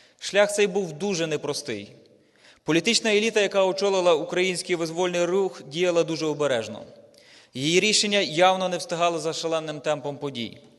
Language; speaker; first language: Ukrainian; native; Ukrainian